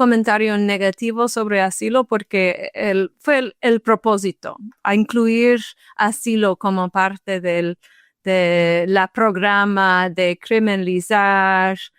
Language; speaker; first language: Spanish; non-native, fluent; English